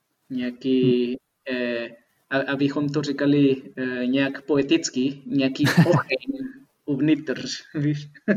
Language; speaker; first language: Czech; non-native, fluent; Spanish